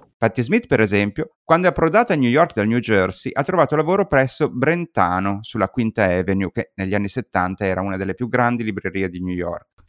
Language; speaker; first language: Italian; native; Italian